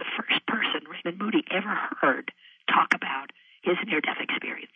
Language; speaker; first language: English; native; English